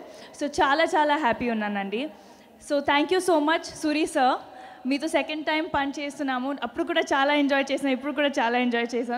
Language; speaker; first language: Telugu; non-native, fluent; Punjabi